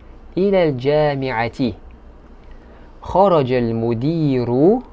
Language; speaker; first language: Arabic; non-native, fluent; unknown